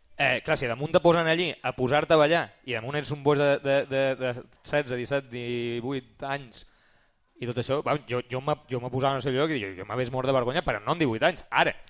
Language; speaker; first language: Catalan; native; Catalan